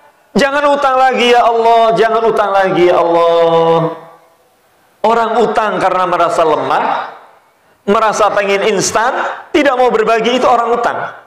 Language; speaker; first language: Indonesian; native; Indonesian